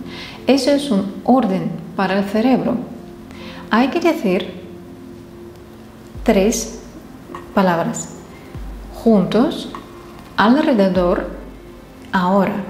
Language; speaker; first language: Spanish; non-native, fluent; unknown